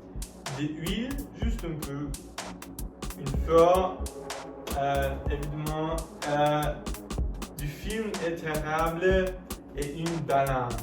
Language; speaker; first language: French; non-native, learner; English